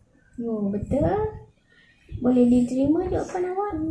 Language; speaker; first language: Malay; native; Malay